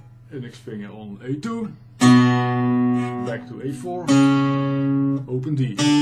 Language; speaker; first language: English; non-native, fluent; Dutch